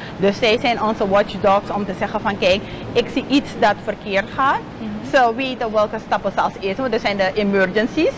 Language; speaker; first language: Dutch; native; Dutch